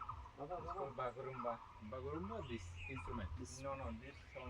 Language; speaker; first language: English; non-native, learner; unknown